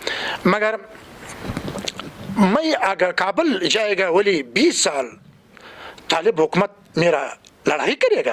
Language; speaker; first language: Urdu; non-native, learner; Pashto